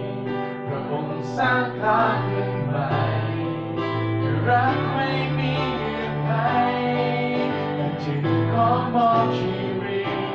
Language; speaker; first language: Thai; non-native, fluent; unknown